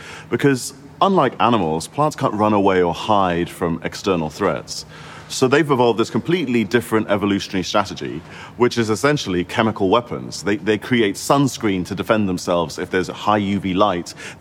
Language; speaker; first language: English; native; English